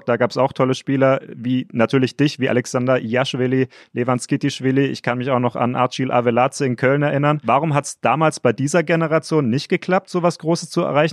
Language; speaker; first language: German; native; German